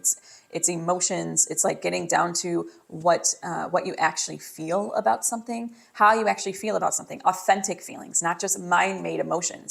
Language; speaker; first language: English; native; English